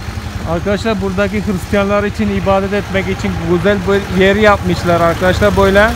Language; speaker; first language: Turkish; non-native, fluent; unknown